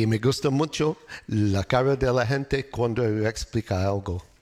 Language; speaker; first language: Spanish; non-native, learner; English